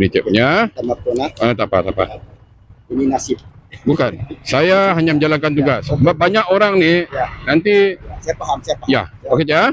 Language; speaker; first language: Malay; native; Malay